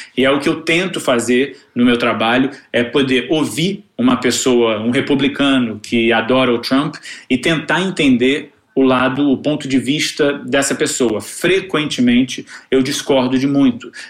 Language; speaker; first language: Portuguese; native; Portuguese